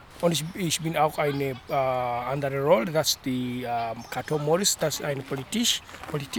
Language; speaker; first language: German; non-native, learner; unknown